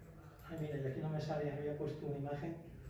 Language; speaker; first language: Spanish; native; Spanish